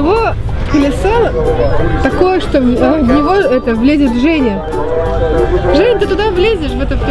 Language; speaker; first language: Russian; native; Russian